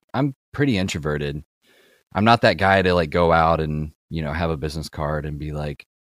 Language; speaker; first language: English; native; English